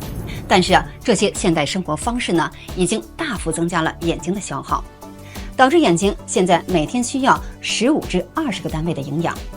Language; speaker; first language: Chinese; native; Chinese